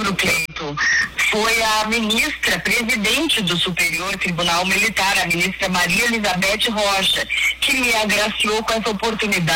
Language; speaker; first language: Portuguese; native; Portuguese